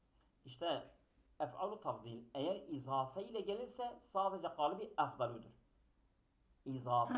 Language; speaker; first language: Turkish; native; Turkish